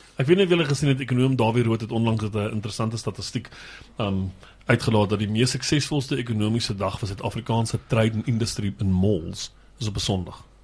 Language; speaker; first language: Afrikaans; native; Afrikaans